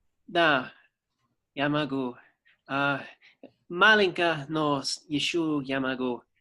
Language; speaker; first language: Russian; non-native, learner; English